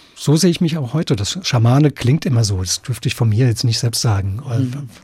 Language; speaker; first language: German; native; German